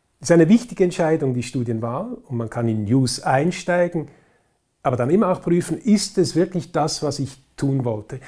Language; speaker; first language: German; native; German